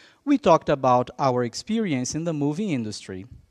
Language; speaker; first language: English; non-native, fluent; Portuguese